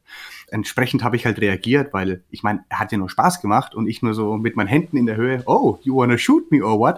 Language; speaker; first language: German; native; German